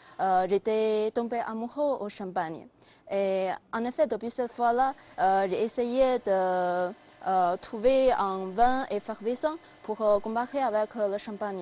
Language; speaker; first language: French; non-native, learner; Chinese